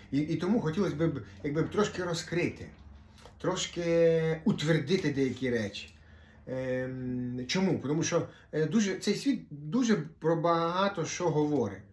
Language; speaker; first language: Ukrainian; non-native, local second language; Russian